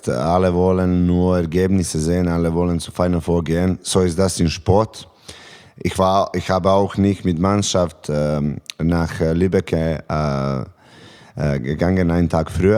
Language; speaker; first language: German; non-native, learner; Serbian